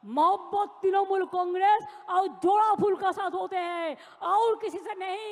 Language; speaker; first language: Hindi; non-native, local second language; Bangla